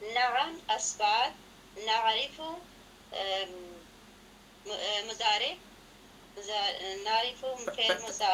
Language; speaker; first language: Arabic; non-native, learner; Urdu